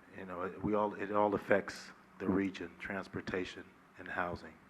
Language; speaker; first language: English; native; English